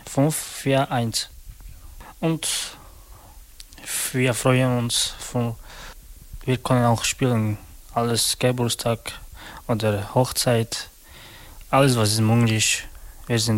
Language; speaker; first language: German; non-native, learner; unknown